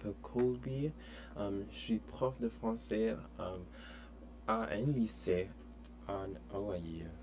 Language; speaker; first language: French; non-native, fluent; English